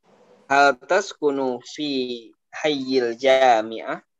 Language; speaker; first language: Arabic; non-native, fluent; Indonesian